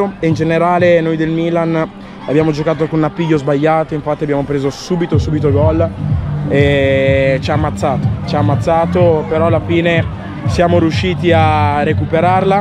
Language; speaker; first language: Italian; early bilingual, other home language; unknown